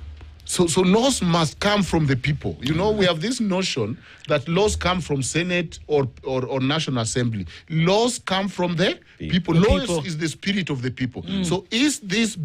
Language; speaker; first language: English; non-native, local second language; Luo (Kenya and Tanzania)